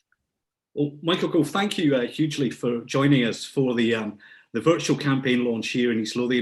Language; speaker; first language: English; native; English